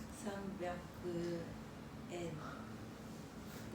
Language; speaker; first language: Japanese; non-native, learner; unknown